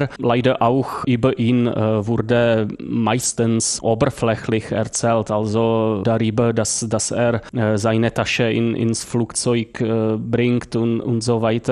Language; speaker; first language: German; non-native, fluent; Czech